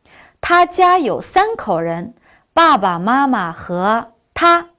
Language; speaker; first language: Chinese; non-native, local second language; Uyghur